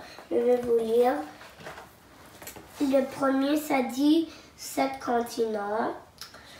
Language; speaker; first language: French; non-native, local second language; English